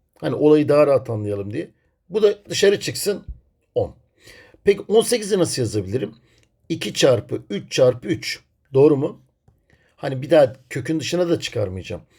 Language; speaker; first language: Turkish; native; Turkish